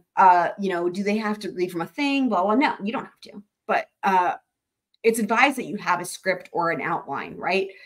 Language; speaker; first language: English; native; English